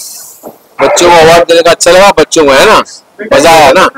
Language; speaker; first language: Hindi; native; Hindi